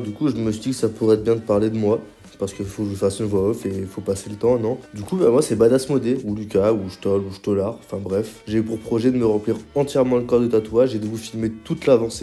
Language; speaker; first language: French; native; French